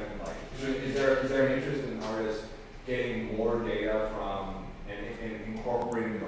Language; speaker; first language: English; native; English